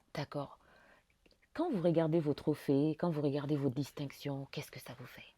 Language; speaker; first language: French; non-native, local second language; Bambara